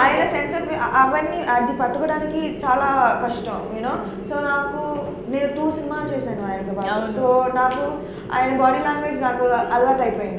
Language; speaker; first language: Telugu; non-native, local second language; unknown